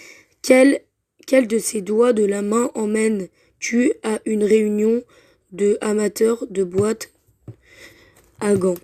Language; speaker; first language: French; native; French